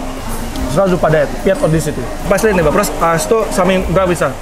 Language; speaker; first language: Russian; non-native, learner; Indonesian